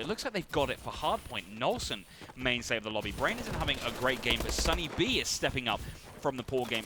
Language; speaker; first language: English; native; English